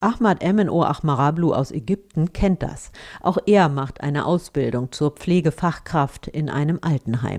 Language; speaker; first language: German; native; German